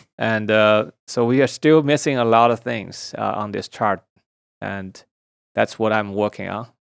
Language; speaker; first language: English; non-native, fluent; Chinese